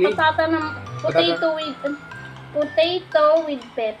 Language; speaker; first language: Filipino; native; Filipino